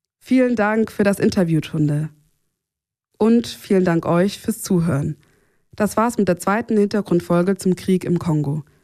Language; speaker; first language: German; native; German